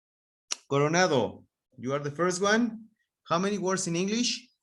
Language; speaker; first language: English; non-native, fluent; Spanish